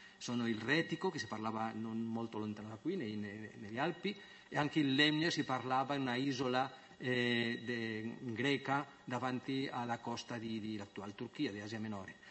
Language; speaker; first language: Italian; non-native, fluent; Spanish